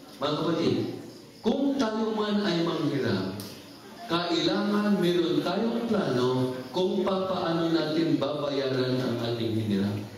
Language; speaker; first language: Filipino; non-native, local second language; Cebuano